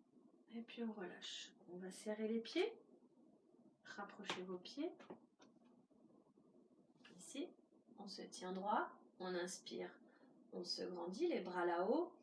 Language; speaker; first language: French; native; French